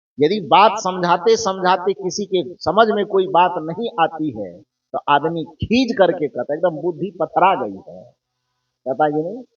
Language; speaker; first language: Hindi; native; Hindi